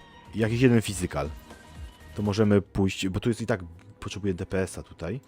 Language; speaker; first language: Polish; native; Polish